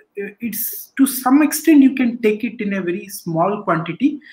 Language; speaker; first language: English; non-native, local second language; Odia